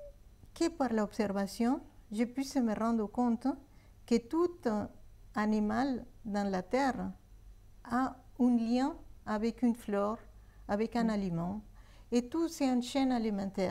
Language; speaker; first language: French; non-native, fluent; Spanish